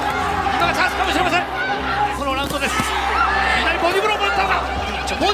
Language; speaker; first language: Japanese; native; Japanese